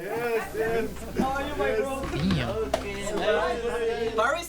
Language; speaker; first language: English; non-native, learner; French